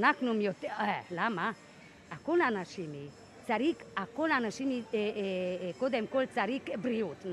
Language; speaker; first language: Hebrew; non-native, learner; Hungarian